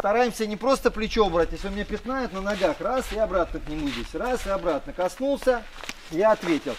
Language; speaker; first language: Russian; native; Russian